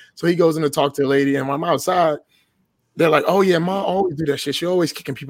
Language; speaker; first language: English; native; English